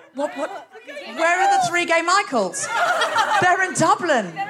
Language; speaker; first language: English; native; English